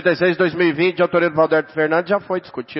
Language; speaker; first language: Portuguese; native; Portuguese